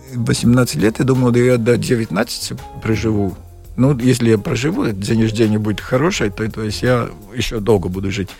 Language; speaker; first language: Russian; non-native, learner; Latvian